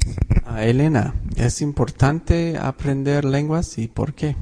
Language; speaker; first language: Spanish; non-native, fluent; English